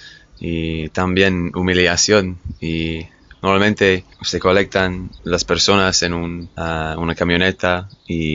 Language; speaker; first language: Spanish; non-native, fluent; English